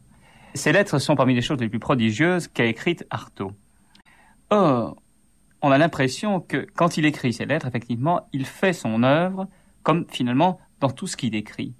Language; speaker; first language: French; native; French